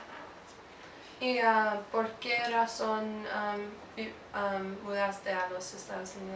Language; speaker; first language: Spanish; non-native, learner; English